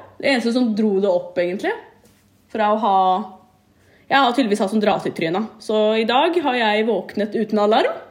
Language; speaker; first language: Norwegian; early bilingual, other home language; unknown